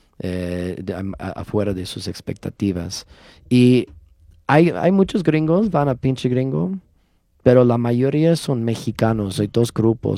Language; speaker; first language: Spanish; non-native, learner; English